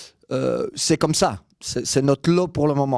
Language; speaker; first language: French; native; French